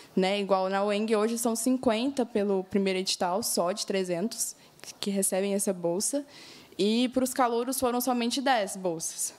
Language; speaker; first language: Portuguese; native; Portuguese